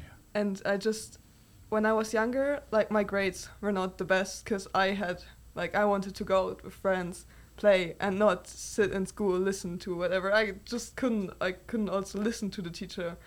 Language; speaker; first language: English; non-native, fluent; German